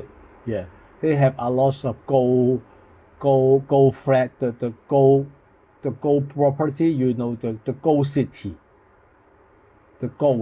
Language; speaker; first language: English; non-native, local second language; Cantonese